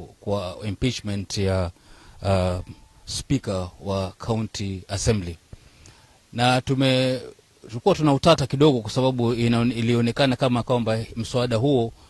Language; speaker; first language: Swahili; native; Swahili